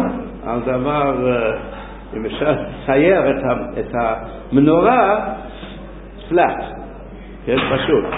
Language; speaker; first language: Hebrew; non-native, fluent; English